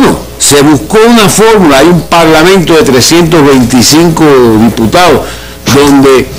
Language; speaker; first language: Spanish; native; Spanish